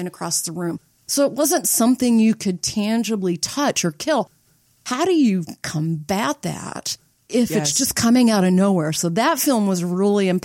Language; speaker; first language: English; native; English